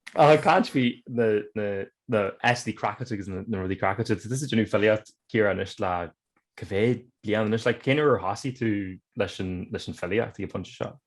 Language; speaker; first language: Irish; non-native, local second language; English